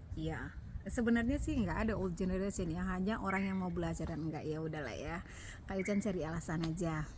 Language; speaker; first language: Indonesian; native; Indonesian